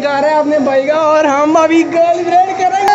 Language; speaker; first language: Hindi; non-native, local second language; Dogri